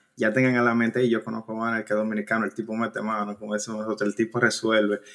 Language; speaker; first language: Spanish; native; Spanish